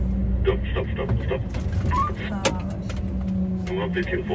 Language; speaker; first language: German; non-native, learner; Polish